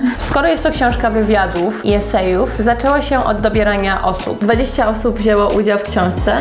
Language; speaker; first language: Polish; native; Polish